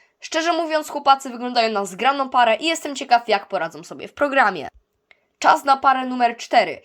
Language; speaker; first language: Polish; native; Polish